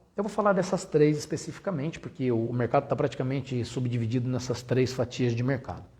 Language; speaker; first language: Portuguese; native; Portuguese